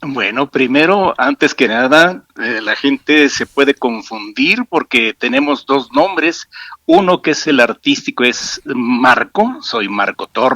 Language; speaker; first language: Spanish; native; Spanish